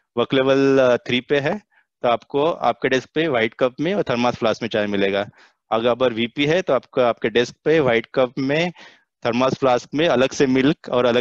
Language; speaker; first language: Hindi; non-native, local second language; Marathi